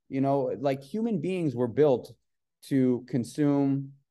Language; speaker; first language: English; native; English